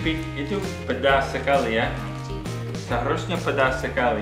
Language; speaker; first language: Indonesian; non-native, fluent; English